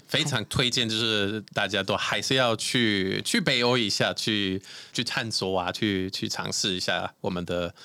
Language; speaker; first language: Chinese; non-native, fluent; Swedish